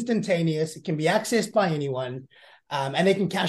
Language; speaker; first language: English; native; English